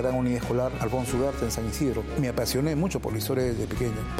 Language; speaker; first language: Spanish; native; Spanish